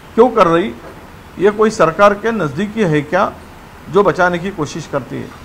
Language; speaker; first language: Hindi; non-native, local second language; Marathi